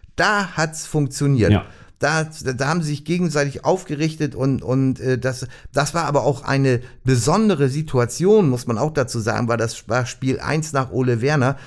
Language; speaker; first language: German; native; German